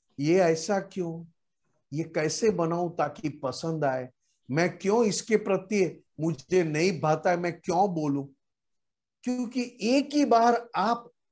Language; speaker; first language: Hindi; non-native, local second language; Gujarati